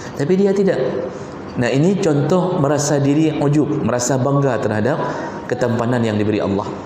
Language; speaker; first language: Malay; non-native, local second language; Achinese